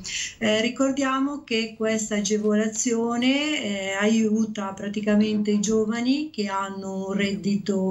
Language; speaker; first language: Italian; native; Italian